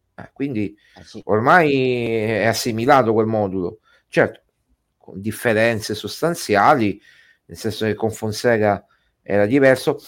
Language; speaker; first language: Italian; native; Italian